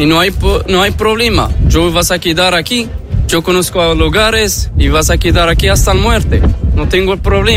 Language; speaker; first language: Spanish; non-native, learner; Arabic